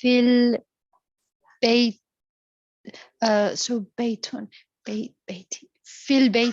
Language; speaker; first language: Arabic; non-native, learner; English